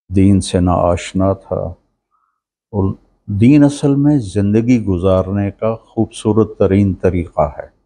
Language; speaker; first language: Urdu; native; Urdu